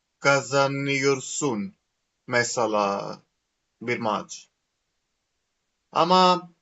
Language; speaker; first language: Turkish; non-native, learner; Greek